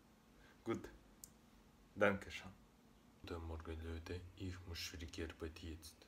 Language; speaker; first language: German; non-native, learner; Russian